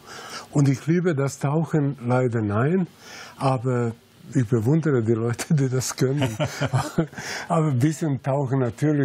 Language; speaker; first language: German; non-native, fluent; Serbian